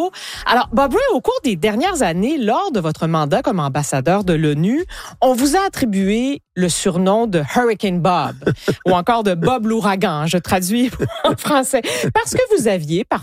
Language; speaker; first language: French; native; French